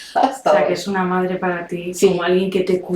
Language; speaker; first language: Spanish; native; Spanish